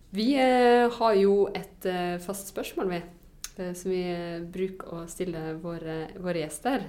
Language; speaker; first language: Norwegian; native; Norwegian